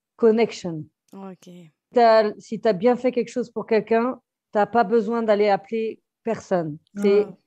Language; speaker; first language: French; native; French